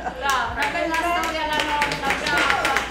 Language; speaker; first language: Italian; native; Italian